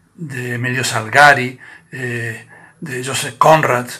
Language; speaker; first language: Spanish; native; Spanish